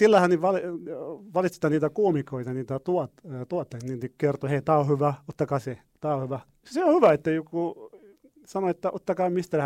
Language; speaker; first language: Finnish; non-native, learner; Arabic